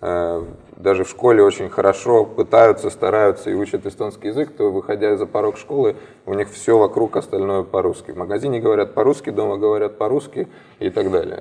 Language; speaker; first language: Russian; native; Russian